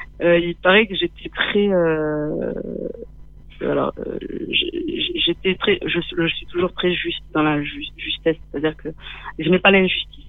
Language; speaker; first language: French; native; French